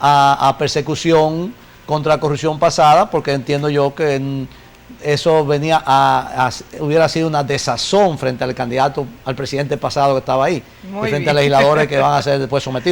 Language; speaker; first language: Spanish; native; Spanish